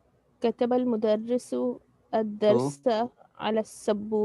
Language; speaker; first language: Arabic; non-native, learner; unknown